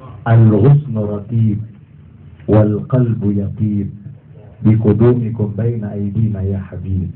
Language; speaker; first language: Arabic; non-native, fluent; Indonesian